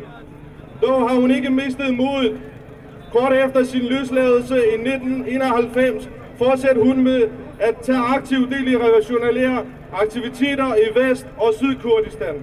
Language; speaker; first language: Danish; non-native, fluent; Kurdish